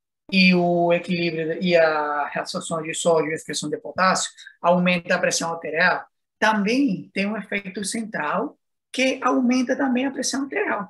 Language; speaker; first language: Portuguese; non-native, fluent; Spanish